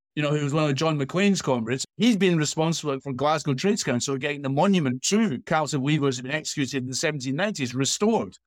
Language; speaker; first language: English; native; English